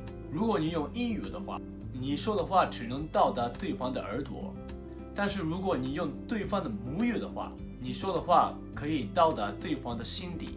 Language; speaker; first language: Chinese; non-native, fluent; Japanese